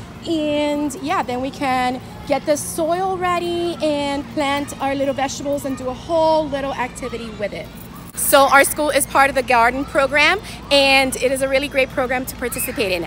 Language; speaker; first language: English; non-native, fluent; Spanish